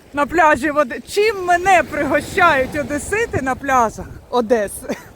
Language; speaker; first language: Ukrainian; non-native, local second language; Russian